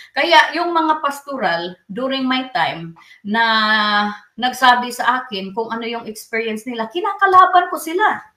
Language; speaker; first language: Filipino; non-native, local second language; Cebuano